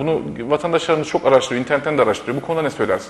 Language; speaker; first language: Turkish; native; Turkish